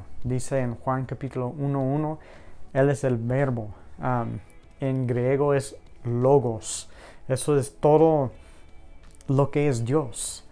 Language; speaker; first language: Spanish; non-native, fluent; English